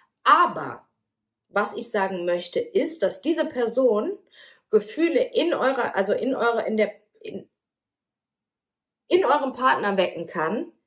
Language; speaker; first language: German; native; German